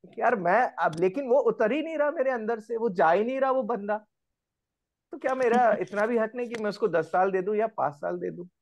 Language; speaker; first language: Hindi; native; Hindi